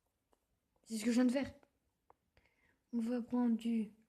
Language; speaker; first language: French; native; French